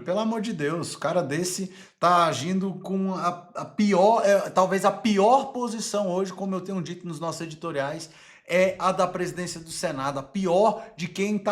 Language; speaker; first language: Portuguese; native; Portuguese